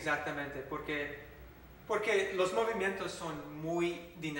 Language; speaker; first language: Spanish; non-native, fluent; English